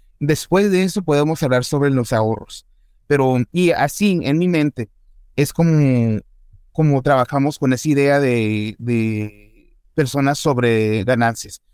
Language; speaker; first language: Spanish; early bilingual, heritage; Spanish